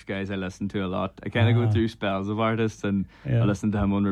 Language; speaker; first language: English; native; English